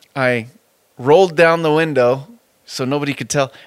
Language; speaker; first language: English; native; English